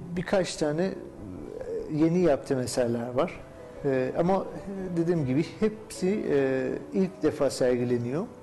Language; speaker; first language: Turkish; non-native, fluent; Persian